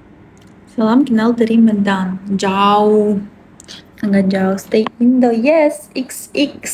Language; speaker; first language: Indonesian; non-native, learner; Russian